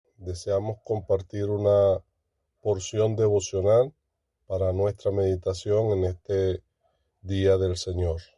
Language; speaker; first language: Spanish; native; Spanish